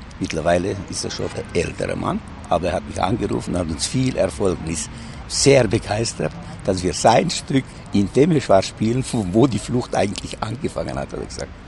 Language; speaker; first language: German; native; German